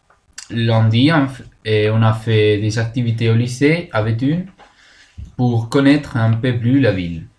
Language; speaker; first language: French; non-native, learner; Spanish